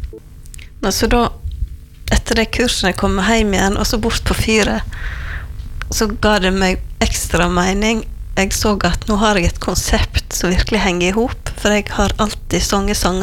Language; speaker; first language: Norwegian; native; Norwegian